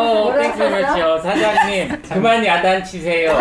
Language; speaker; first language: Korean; native; Korean